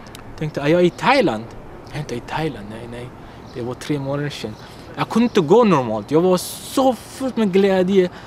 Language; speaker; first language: Swedish; non-native, fluent; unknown